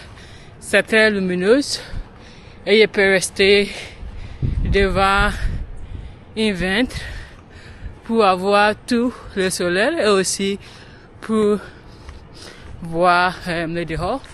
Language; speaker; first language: French; non-native, learner; English